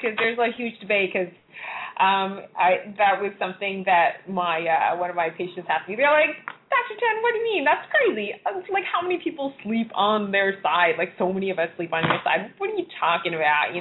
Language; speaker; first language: English; non-native, local second language; Cantonese